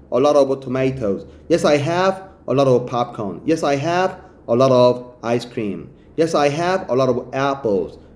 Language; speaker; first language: English; non-native, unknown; Korean